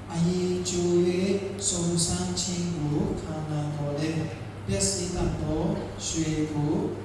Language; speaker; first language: Burmese; non-native, local second language; Tedim Chin